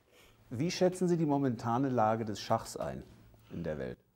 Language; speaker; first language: German; native; German